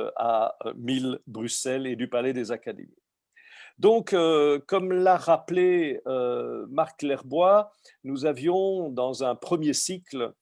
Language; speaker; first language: French; native; French